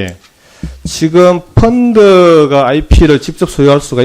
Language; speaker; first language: Korean; native; Korean